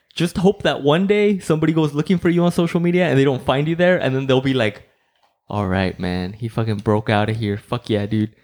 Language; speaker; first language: English; non-native, fluent; Spanish